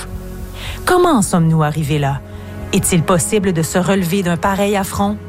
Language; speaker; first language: French; native; French